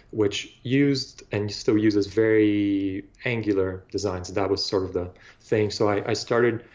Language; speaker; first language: English; non-native, fluent; Bulgarian